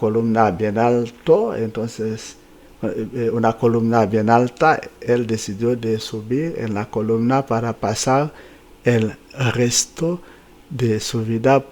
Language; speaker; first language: Spanish; non-native, fluent; Haitian Creole